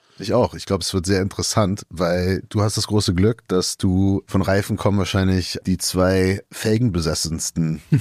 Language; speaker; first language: German; early bilingual, heritage; German